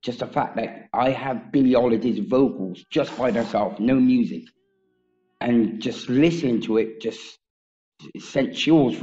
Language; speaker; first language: English; native; English